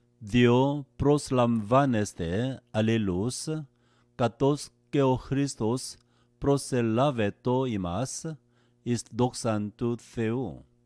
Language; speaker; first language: Greek; non-native, learner; Korean